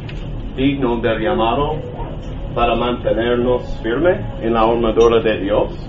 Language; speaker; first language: Spanish; non-native, learner; English